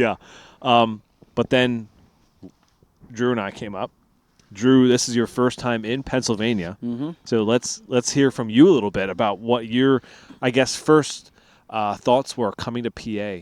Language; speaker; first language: English; native; English